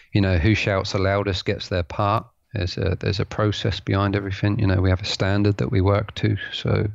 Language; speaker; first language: English; native; English